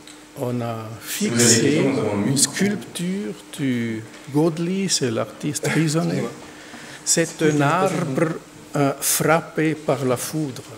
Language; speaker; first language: French; non-native, learner; German